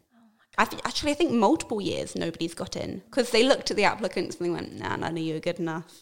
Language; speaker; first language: English; native; English